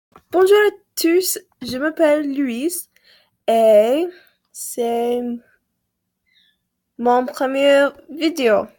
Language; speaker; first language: French; non-native, learner; English